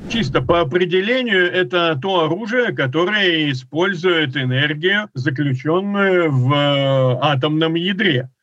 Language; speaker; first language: Russian; native; Russian